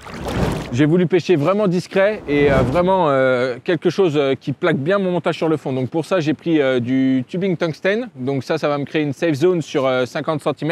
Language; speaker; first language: French; native; French